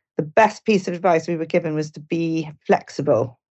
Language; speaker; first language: English; native; English